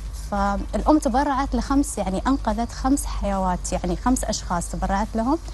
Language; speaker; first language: Arabic; native; Arabic